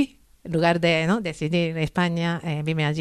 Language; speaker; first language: Spanish; non-native, learner; Japanese